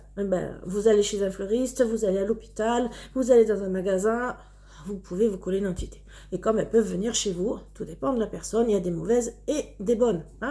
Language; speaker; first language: French; native; French